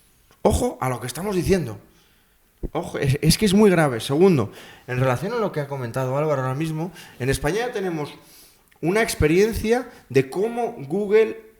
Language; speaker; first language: Spanish; native; Spanish